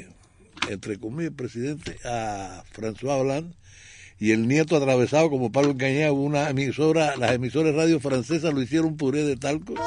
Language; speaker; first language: Spanish; native; Spanish